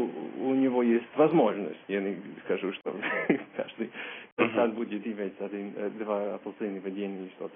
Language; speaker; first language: Russian; non-native, learner; English